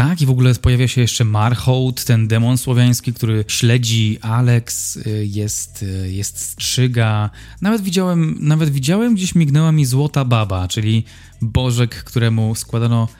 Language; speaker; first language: Polish; native; Polish